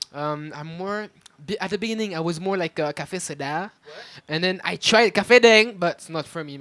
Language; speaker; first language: English; non-native, fluent; French